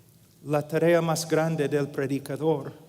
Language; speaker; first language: Spanish; non-native, fluent; English